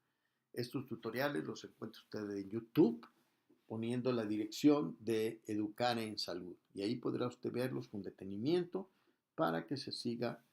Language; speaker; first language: Spanish; native; Spanish